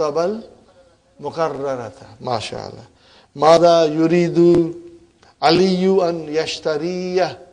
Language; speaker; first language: Arabic; non-native, fluent; English